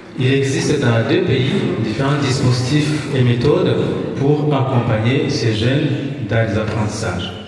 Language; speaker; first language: French; non-native, local second language; Kinyarwanda